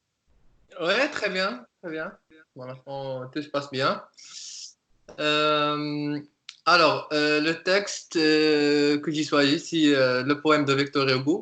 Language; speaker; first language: French; non-native, local second language; Arabic